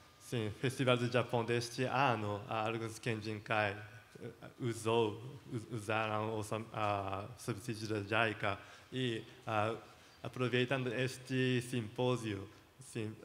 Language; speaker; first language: Portuguese; non-native, learner; Japanese